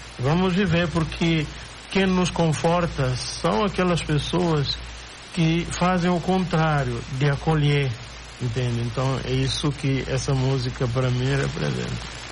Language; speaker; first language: Portuguese; non-native, local second language; Upper Guinea Crioulo